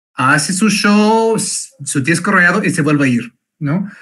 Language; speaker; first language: Spanish; non-native, fluent; English